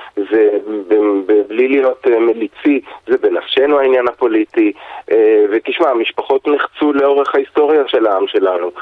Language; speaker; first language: Hebrew; native; Hebrew